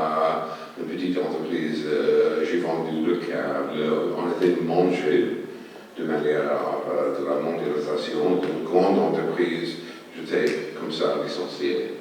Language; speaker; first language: French; non-native, fluent; English